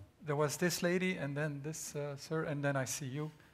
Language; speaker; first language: English; non-native, fluent; Dutch